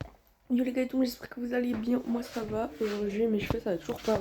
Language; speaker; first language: French; native; French